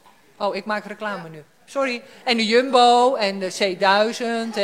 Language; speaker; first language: Dutch; native; Dutch